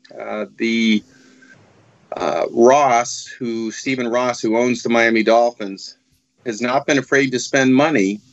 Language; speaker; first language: English; native; English